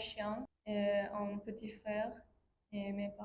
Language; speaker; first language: French; non-native, fluent; English